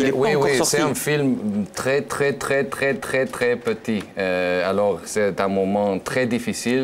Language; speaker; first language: French; non-native, learner; Spanish